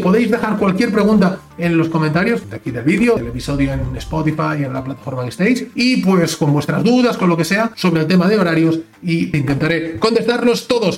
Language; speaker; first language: Spanish; native; Spanish